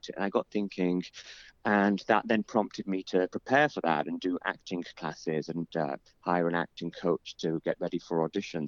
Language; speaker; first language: English; native; English